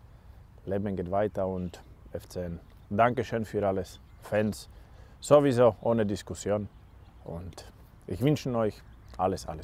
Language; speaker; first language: German; non-native, learner; Slovak